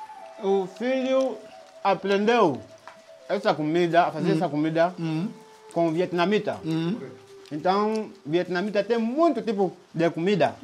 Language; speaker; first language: Portuguese; non-native, fluent; Vietnamese